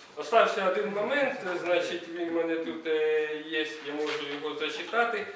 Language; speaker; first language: Ukrainian; native; Ukrainian